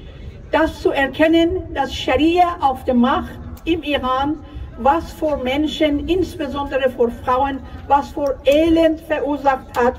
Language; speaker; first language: German; non-native, fluent; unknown